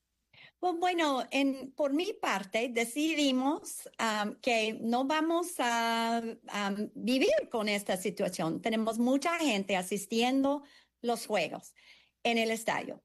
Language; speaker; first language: Spanish; early bilingual, heritage; English